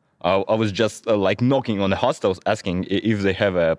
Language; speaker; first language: English; non-native, fluent; Russian